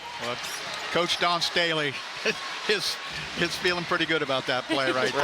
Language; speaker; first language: English; native; English